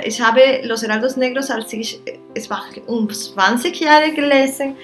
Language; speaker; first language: German; non-native, learner; Spanish